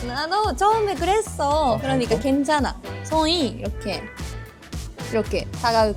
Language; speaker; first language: Korean; non-native, learner; Japanese